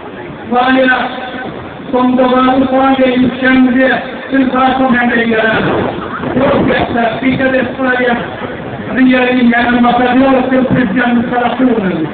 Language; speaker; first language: Swedish; non-native, fluent; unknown